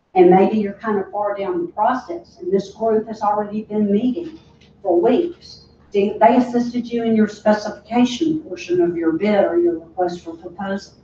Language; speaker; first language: English; native; English